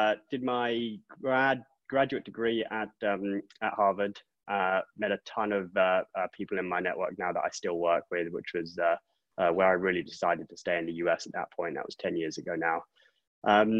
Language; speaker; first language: English; native; English